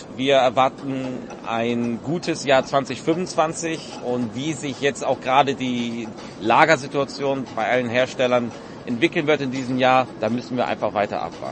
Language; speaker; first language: German; native; German